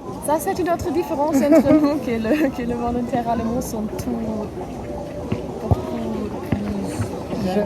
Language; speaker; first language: French; non-native, learner; German